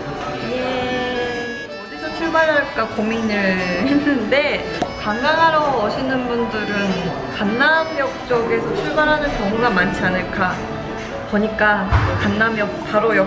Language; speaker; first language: Korean; non-native, fluent; Japanese